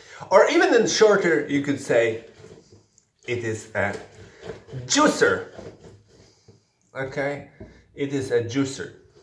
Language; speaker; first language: English; non-native, fluent; Polish